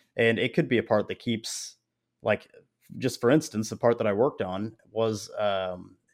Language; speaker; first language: English; native; English